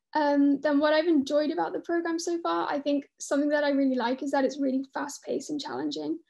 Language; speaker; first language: English; native; English